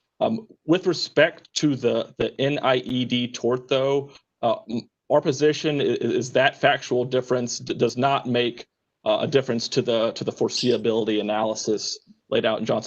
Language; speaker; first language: English; native; English